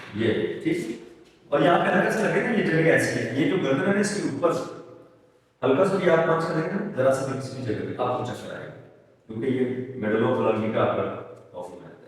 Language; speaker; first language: Urdu; non-native, local second language; Punjabi